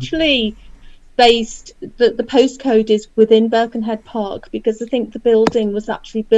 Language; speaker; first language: English; native; English